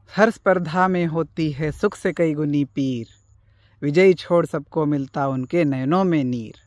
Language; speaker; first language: Hindi; native; Hindi